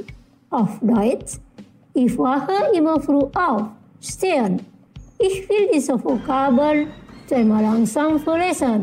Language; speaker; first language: German; non-native, fluent; Indonesian